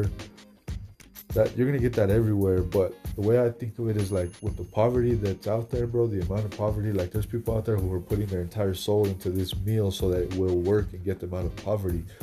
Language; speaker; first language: English; early bilingual, other home language; Spanish